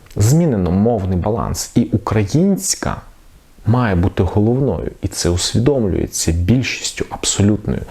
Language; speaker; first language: Ukrainian; non-native, local second language; Russian